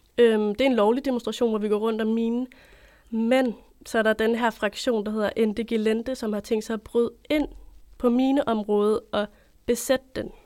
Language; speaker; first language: Danish; native; Danish